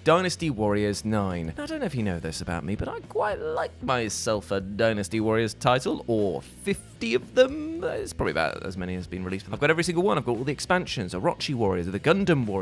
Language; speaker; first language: English; native; English